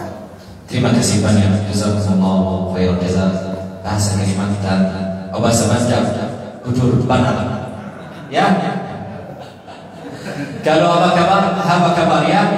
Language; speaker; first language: Indonesian; non-native, learner; Arabic